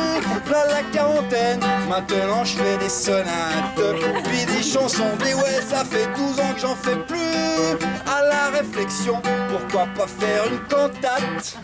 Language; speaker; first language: French; native; French